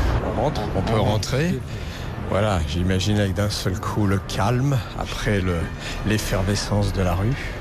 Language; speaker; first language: French; native; French